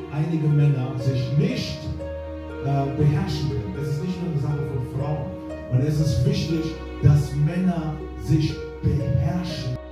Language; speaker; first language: German; non-native, fluent; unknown